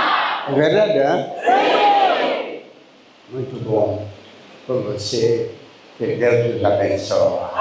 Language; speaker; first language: Portuguese; non-native, learner; Lingala